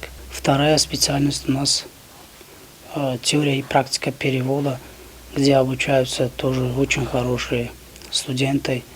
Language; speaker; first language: Russian; non-native, local second language; Tajik